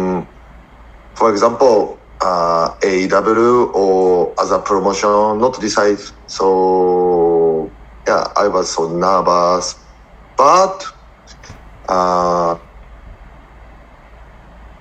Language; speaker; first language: English; non-native, learner; Japanese